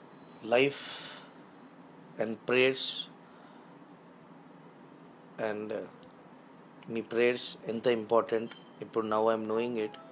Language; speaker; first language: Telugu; non-native, local second language; Urdu